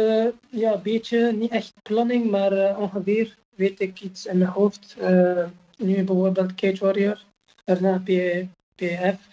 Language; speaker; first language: Dutch; non-native, fluent; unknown